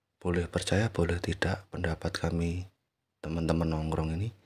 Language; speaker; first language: Indonesian; native; Indonesian